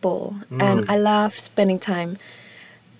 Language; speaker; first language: English; non-native, local second language; Chinese